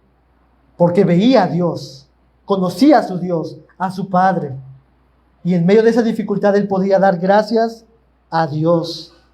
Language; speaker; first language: Spanish; native; Spanish